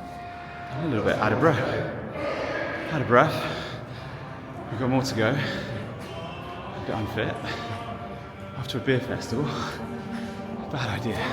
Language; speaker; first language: English; native; English